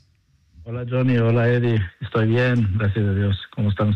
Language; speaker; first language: Spanish; non-native, fluent; Hebrew